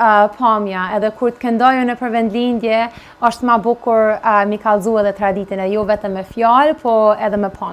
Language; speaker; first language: Albanian; early bilingual, heritage; Albanian